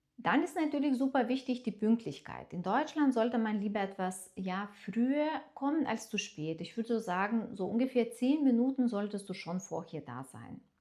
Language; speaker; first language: German; non-native, fluent; Lithuanian